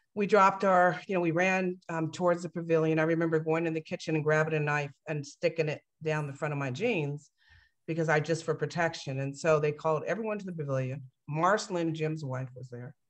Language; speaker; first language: English; native; English